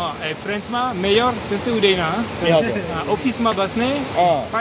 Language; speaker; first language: Nepali; non-native, learner; French